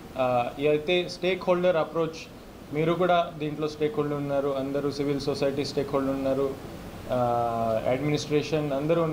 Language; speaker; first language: Telugu; non-native, fluent; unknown